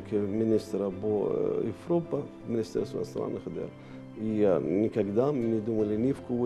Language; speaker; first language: Russian; non-native, learner; Arabic